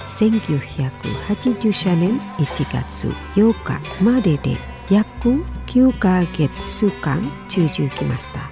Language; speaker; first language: Japanese; non-native, fluent; Indonesian